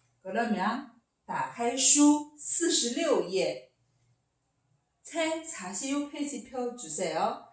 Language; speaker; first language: Korean; non-native, learner; Chinese